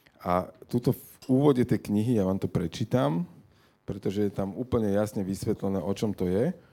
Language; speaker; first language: Slovak; native; Slovak